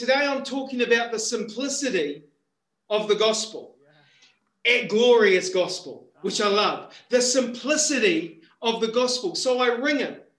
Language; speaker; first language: English; native; English